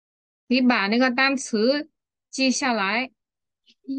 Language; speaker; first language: Chinese; non-native, fluent; Vietnamese